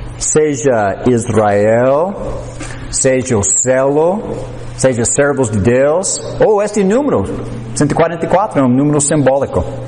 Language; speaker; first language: Portuguese; non-native, fluent; English